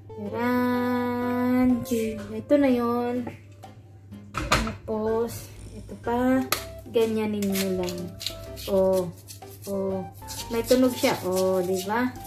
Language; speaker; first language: Filipino; non-native, local second language; Iloko